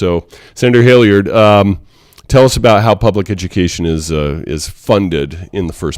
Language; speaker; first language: English; native; English